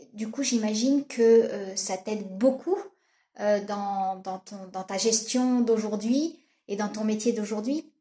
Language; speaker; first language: French; native; French